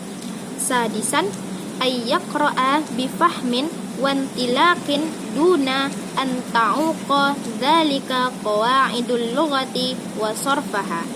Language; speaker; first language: Arabic; non-native, learner; Indonesian